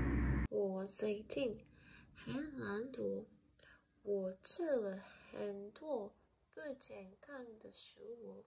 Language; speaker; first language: Chinese; non-native, learner; English